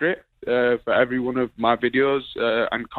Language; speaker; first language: English; native; English